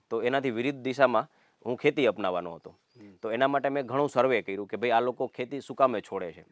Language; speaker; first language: Gujarati; native; Gujarati